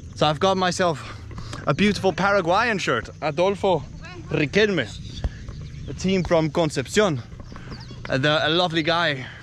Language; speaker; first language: English; non-native, fluent; Danish